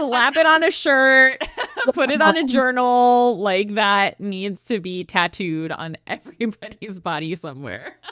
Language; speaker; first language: English; native; English